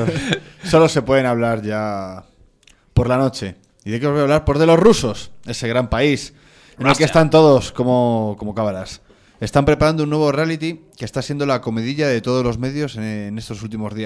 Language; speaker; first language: Spanish; native; Spanish